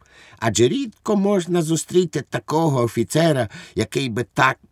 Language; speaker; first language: Ukrainian; native; Ukrainian